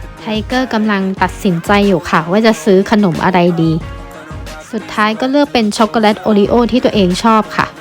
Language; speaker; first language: Thai; native; Thai